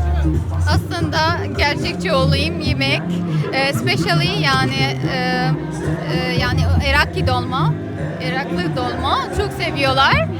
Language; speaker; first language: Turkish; non-native, learner; Arabic